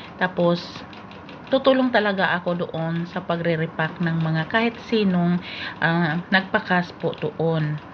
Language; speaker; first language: Filipino; native; Filipino